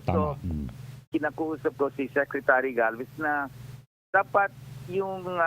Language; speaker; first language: Filipino; native; Filipino